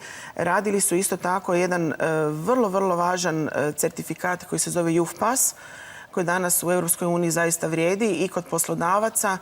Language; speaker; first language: Croatian; native; Croatian